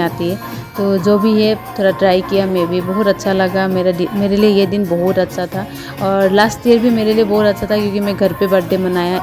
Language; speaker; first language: Hindi; non-native, local second language; Assamese